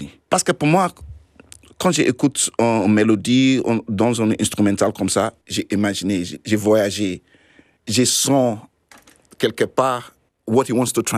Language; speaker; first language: French; non-native, fluent; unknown